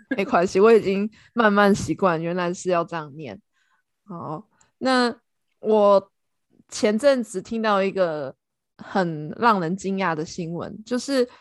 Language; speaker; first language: Chinese; native; Chinese